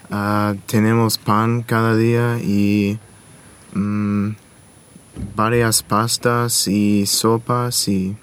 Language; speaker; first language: Spanish; non-native, learner; English